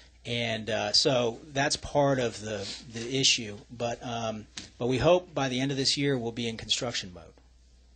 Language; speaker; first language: English; native; English